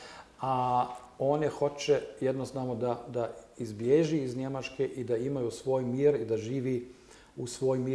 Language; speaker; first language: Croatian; non-native, learner; German